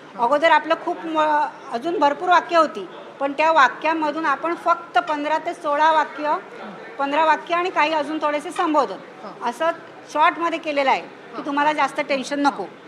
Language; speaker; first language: Marathi; native; Marathi